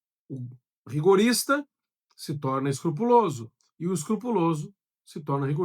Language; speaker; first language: Portuguese; native; Portuguese